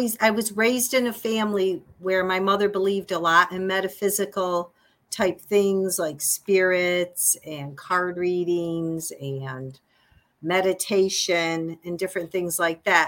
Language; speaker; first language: English; native; English